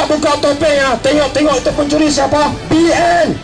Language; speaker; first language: Malay; native; Malay